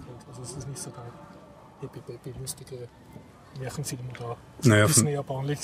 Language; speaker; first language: German; native; German